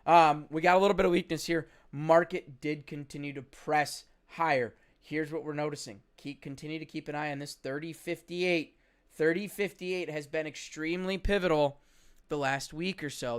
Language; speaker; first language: English; native; English